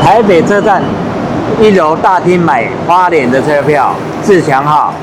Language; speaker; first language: Chinese; native; Chinese